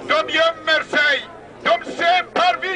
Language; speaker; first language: Swedish; non-native, fluent; Persian